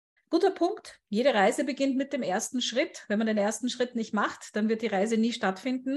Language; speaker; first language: German; native; German